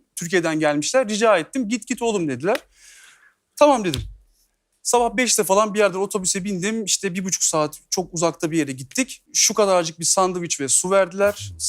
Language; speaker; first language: Turkish; native; Turkish